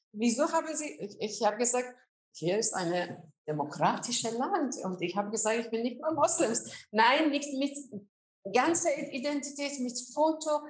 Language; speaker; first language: German; non-native, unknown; Azerbaijani